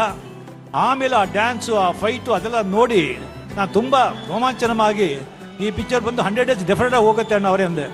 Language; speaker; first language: Kannada; non-native, local second language; Marathi